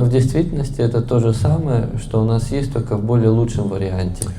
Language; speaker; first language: Russian; native; Russian